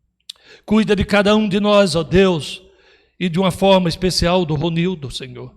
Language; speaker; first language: Portuguese; native; Portuguese